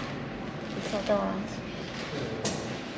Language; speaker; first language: English; non-native, fluent; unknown